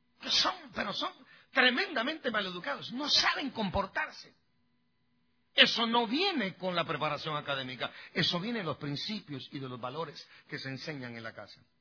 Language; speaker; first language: Spanish; native; Spanish